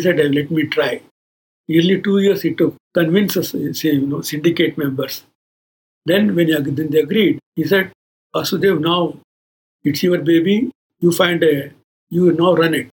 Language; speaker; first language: English; non-native, local second language; Kannada